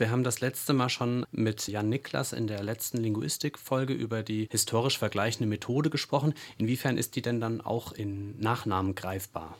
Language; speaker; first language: German; native; German